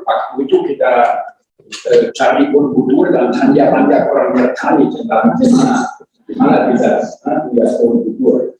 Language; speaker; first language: Indonesian; non-native, learner; German